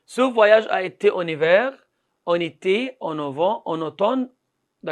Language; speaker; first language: French; non-native, fluent; Arabic